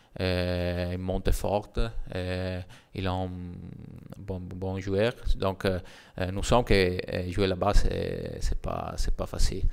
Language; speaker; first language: French; non-native, learner; Italian